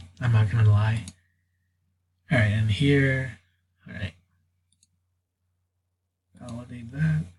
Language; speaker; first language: English; native; English